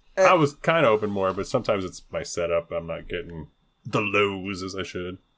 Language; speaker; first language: English; native; English